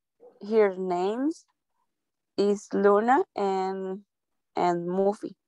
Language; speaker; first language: English; non-native, learner; Spanish